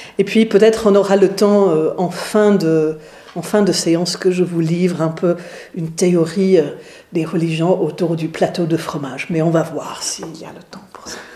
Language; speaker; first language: French; non-native, fluent; English